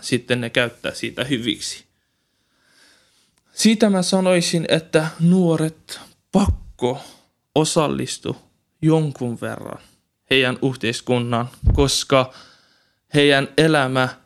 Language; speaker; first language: Finnish; non-native, learner; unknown